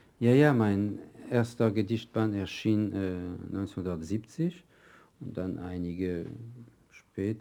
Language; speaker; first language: German; non-native, fluent; French